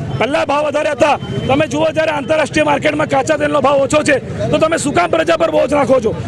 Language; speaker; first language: Gujarati; native; Gujarati